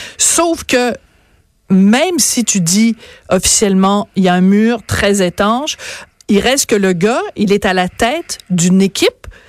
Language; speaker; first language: French; native; French